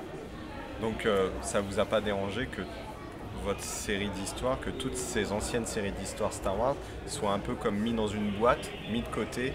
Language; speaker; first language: French; native; French